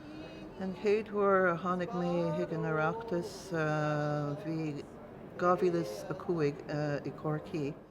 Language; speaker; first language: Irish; non-native, learner; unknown